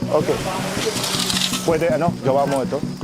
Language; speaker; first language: Filipino; non-native, learner; Arabic